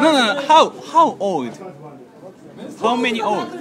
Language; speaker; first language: English; non-native, learner; Japanese